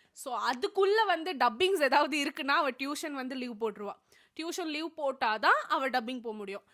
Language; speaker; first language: Tamil; non-native, local second language; Telugu